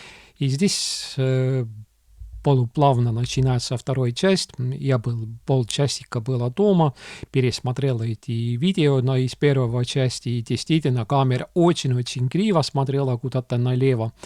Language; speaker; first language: Russian; non-native, local second language; Estonian